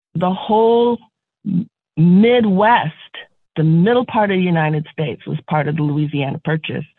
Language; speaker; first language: English; native; English